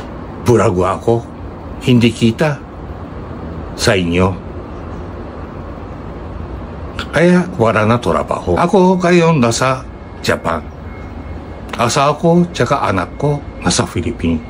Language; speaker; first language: Filipino; non-native, learner; Japanese